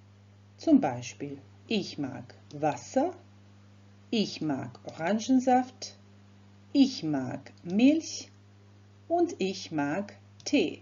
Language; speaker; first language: German; non-native, fluent; Croatian